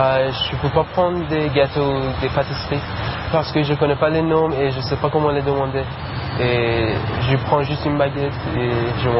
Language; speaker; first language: French; non-native, learner; Persian